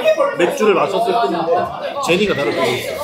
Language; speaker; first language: Korean; native; Korean